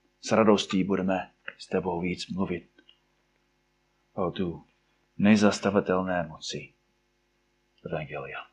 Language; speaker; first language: Czech; non-native, fluent; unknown